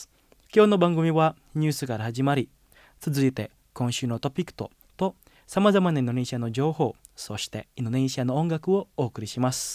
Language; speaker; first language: Japanese; non-native, fluent; Indonesian